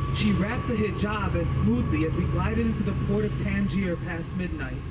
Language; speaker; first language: English; native; English